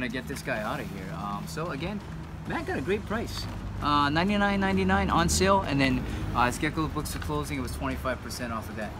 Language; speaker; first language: English; native; English